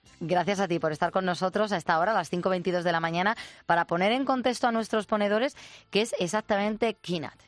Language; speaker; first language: Spanish; native; Spanish